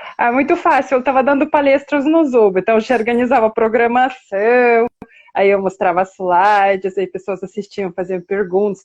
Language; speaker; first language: Portuguese; non-native, fluent; Russian